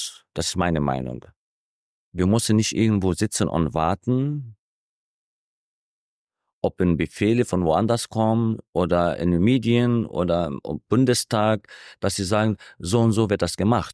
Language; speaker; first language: German; non-native, fluent; Arabic